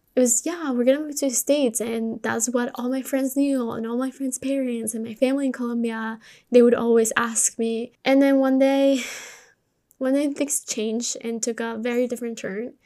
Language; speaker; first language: English; early bilingual, other home language; Spanish